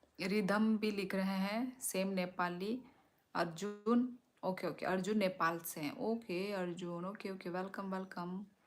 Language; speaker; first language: Hindi; non-native, local second language; Kok Borok